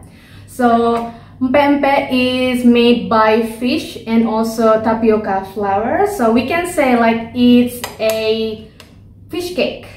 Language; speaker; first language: English; non-native, learner; Indonesian